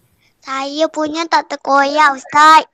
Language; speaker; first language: Malay; native; Malay